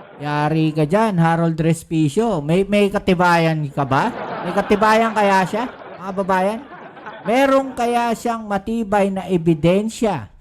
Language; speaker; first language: Filipino; native; Filipino